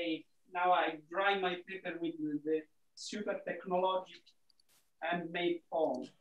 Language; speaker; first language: English; non-native, learner; Italian